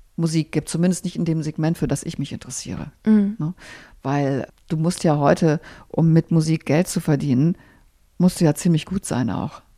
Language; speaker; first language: German; native; German